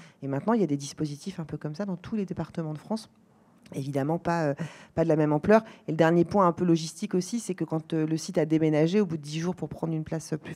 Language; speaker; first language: French; native; French